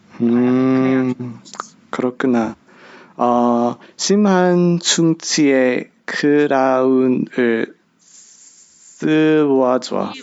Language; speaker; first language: Korean; non-native, learner; English